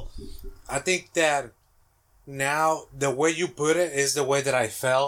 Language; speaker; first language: English; non-native, fluent; Spanish